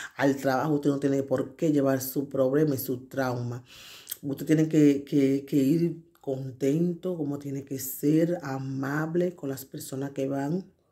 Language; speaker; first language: Spanish; native; Spanish